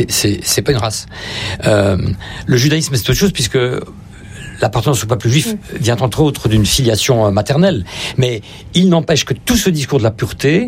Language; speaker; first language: French; native; French